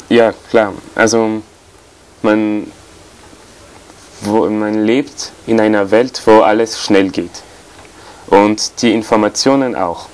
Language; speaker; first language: German; non-native, fluent; French